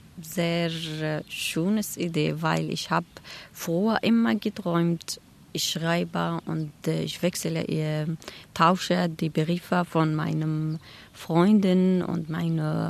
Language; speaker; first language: German; non-native, learner; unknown